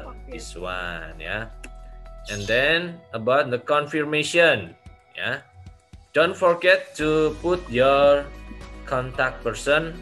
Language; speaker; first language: English; non-native, learner; Indonesian